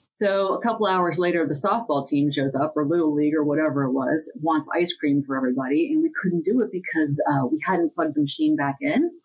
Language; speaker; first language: English; native; English